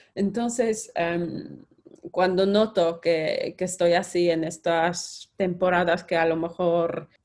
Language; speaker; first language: Spanish; non-native, fluent; Polish